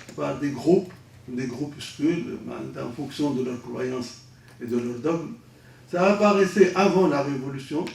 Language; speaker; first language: French; non-native, local second language; Arabic